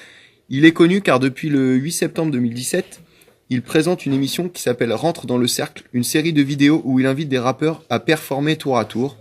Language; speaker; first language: French; native; French